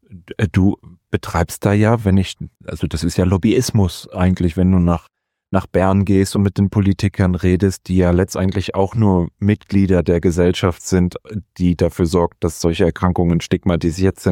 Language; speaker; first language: German; native; German